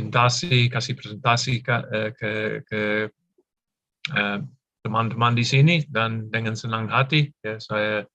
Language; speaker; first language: Indonesian; non-native, fluent; English